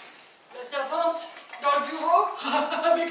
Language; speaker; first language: French; native; French